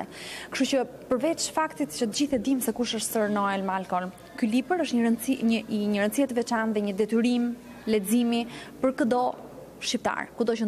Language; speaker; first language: Albanian; native; Albanian